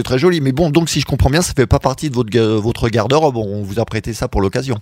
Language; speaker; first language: French; native; French